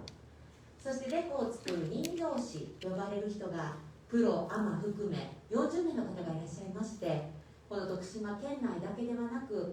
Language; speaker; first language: Japanese; native; Japanese